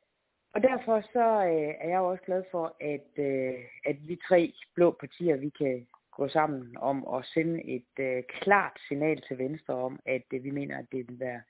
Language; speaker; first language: Danish; native; Danish